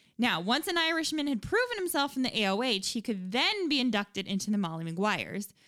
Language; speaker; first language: English; native; English